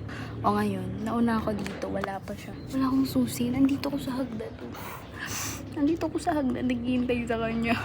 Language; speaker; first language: Filipino; native; Filipino